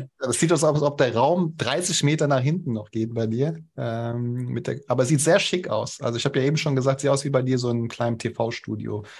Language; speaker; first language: German; non-native, local second language; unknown